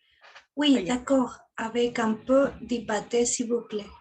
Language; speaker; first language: French; non-native, learner; Spanish